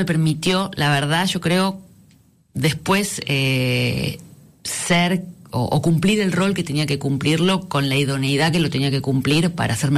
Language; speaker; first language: Spanish; native; Spanish